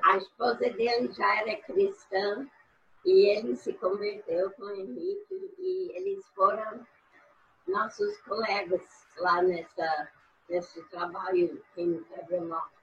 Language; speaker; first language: Portuguese; non-native, fluent; English